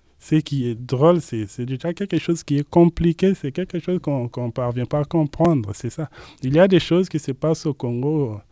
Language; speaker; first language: French; non-native, local second language; Lingala